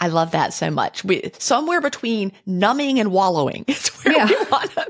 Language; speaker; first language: English; native; English